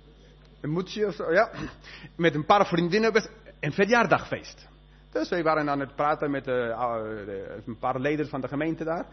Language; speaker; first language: Dutch; non-native, fluent; Spanish